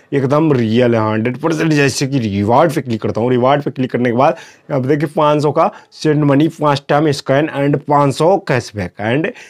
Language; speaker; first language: Hindi; native; Hindi